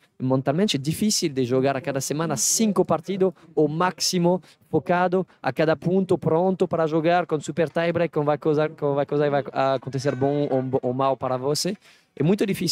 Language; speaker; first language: Portuguese; non-native, learner; Italian